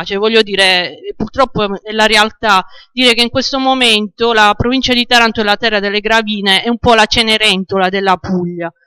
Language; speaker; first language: Italian; native; Italian